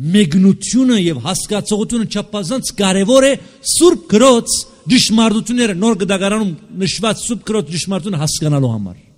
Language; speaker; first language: Armenian; native; Armenian